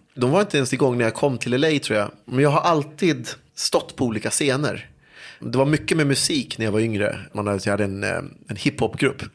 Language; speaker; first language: Swedish; early bilingual, other home language; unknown